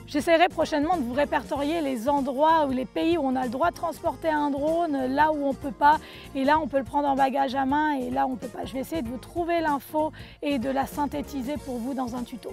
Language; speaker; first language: French; native; French